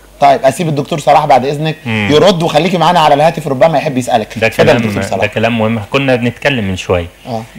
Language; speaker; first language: Arabic; native; Arabic